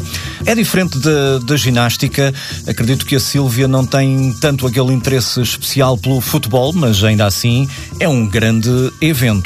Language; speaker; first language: Portuguese; native; Portuguese